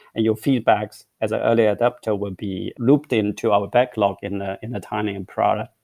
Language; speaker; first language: English; non-native, fluent; Chinese